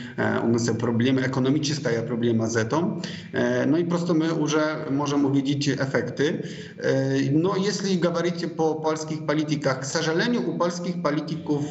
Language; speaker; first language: Russian; non-native, fluent; Polish